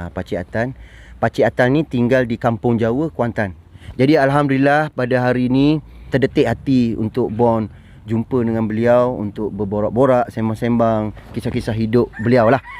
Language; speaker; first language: Malay; native; Malay